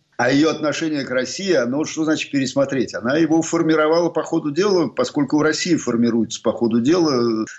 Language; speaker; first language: Russian; native; Russian